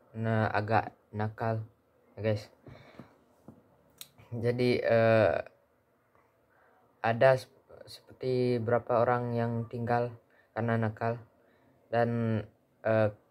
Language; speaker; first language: Indonesian; early bilingual, heritage; Indonesian